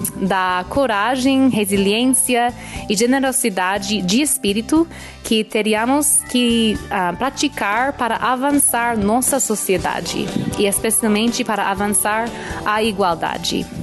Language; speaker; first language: Portuguese; non-native, fluent; English